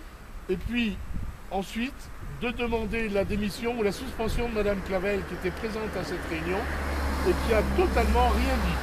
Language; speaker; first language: French; native; French